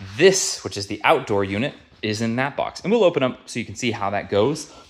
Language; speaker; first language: English; native; English